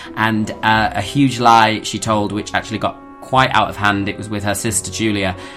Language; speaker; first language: English; native; English